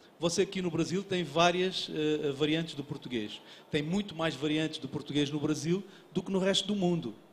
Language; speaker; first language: Portuguese; native; Portuguese